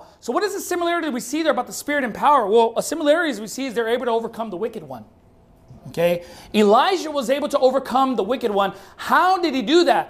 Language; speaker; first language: English; native; English